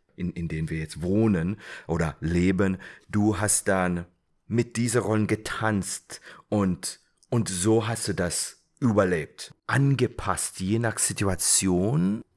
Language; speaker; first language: German; non-native, fluent; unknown